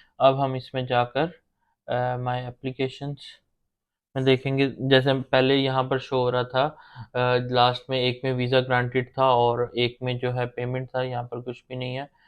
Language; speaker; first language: Urdu; non-native, local second language; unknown